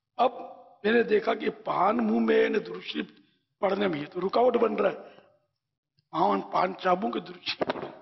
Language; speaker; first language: Urdu; native; Urdu